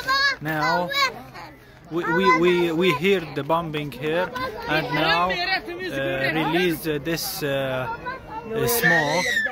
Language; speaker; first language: English; non-native, learner; Arabic